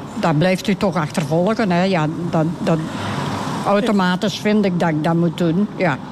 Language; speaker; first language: Dutch; native; Dutch